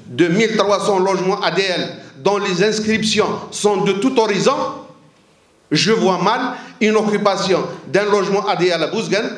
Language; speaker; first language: French; non-native, local second language; Arabic